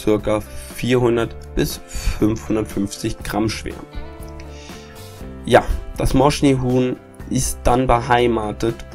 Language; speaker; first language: German; native; German